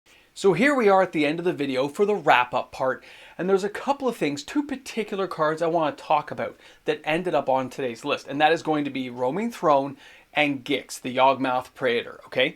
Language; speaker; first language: English; native; English